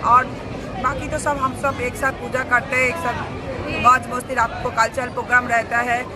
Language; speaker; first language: Hindi; non-native, local second language; Bangla